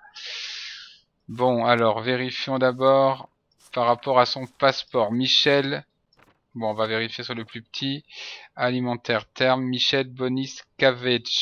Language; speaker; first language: French; native; French